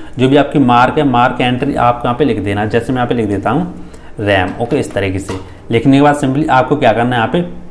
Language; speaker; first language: Hindi; native; Hindi